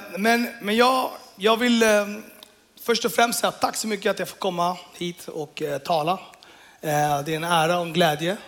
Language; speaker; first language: Swedish; early bilingual, other home language; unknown